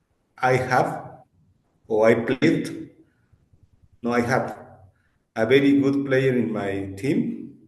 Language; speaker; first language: English; non-native, learner; Spanish